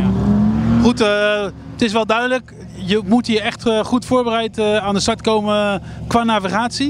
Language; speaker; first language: Dutch; native; Dutch